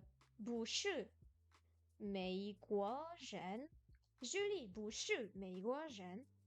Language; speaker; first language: Chinese; non-native, learner; French